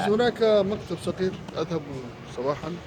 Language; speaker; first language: Arabic; non-native, local second language; Somali